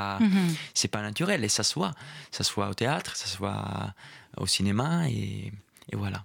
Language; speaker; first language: French; non-native, fluent; Italian